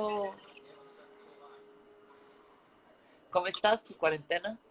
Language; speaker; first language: Spanish; non-native, fluent; Portuguese